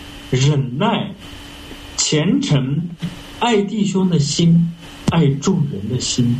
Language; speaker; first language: Chinese; native; Chinese